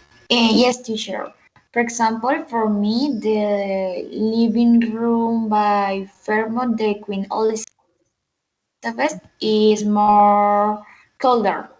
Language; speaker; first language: English; non-native, learner; Spanish